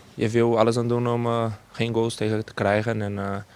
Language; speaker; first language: Dutch; non-native, fluent; Portuguese